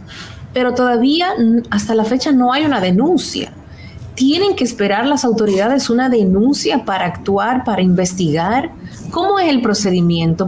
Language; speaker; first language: Spanish; native; Spanish